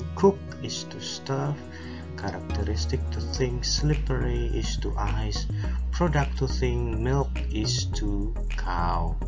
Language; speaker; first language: English; non-native, fluent; Indonesian